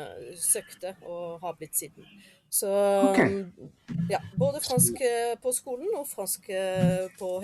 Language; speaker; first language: Norwegian; non-native, fluent; French